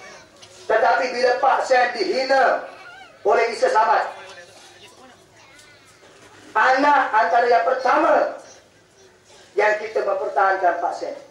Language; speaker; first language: Malay; native; Malay